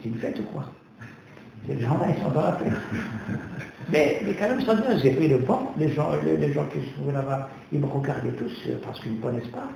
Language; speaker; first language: French; non-native, local second language; Kabyle